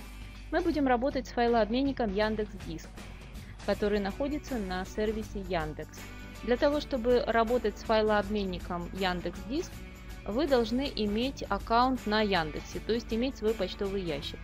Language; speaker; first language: Russian; native; Russian